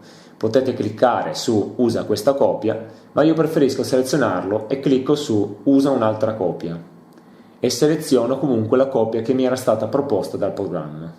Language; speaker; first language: Italian; native; Italian